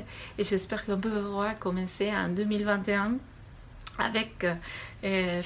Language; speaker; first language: French; non-native, fluent; Spanish